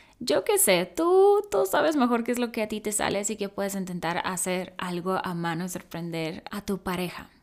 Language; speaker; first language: Spanish; early bilingual, other home language; Russian